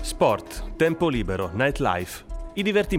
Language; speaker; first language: Italian; native; Italian